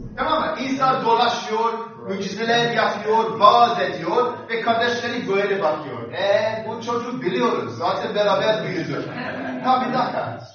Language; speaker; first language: Turkish; non-native, fluent; English